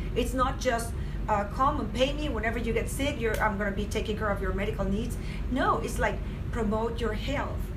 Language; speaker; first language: English; non-native, fluent; Spanish